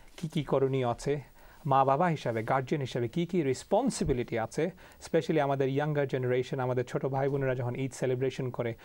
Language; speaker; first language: Bangla; early bilingual, heritage; Bangla